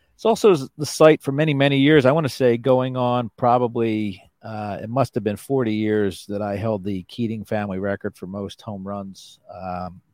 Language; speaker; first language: English; native; English